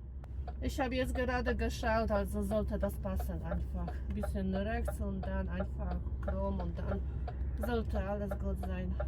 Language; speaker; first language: German; non-native, learner; Polish